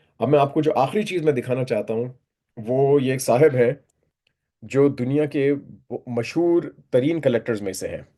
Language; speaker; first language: Urdu; native; Urdu